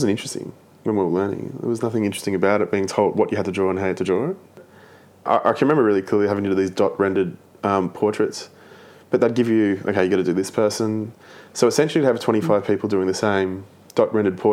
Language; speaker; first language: English; native; English